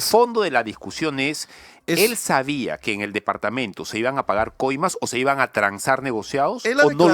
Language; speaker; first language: Spanish; native; Spanish